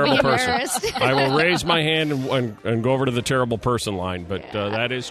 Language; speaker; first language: English; native; English